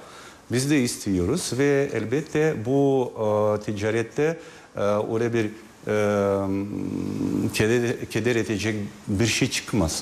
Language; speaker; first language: Turkish; non-native, fluent; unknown